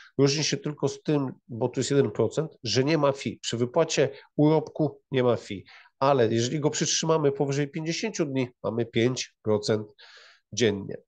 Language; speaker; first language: Polish; native; Polish